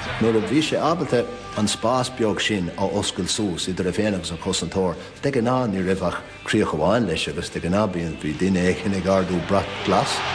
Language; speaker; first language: Irish; native; Irish